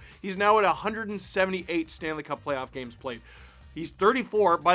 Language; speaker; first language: English; native; English